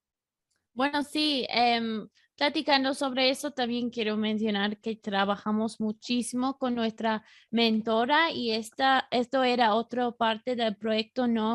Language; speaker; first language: Spanish; non-native, fluent; English